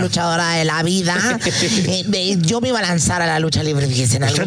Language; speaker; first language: Spanish; native; Spanish